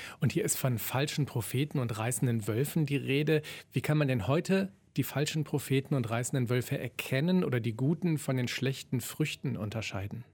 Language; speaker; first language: German; native; German